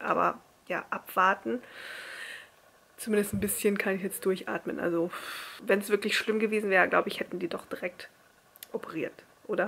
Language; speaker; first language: German; native; German